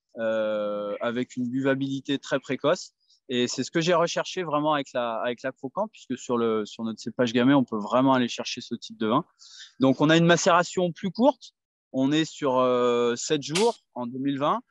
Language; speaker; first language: French; native; French